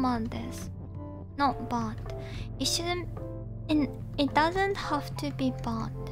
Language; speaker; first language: English; non-native, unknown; Japanese